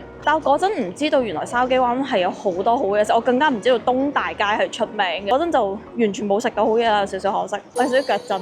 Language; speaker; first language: Cantonese; native; Cantonese